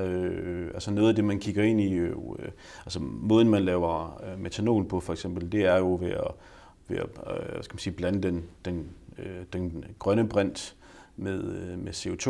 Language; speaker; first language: Danish; native; Danish